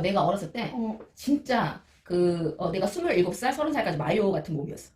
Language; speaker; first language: Korean; native; Korean